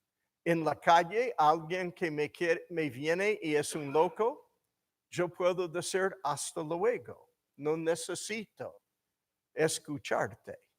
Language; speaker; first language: Spanish; non-native, fluent; English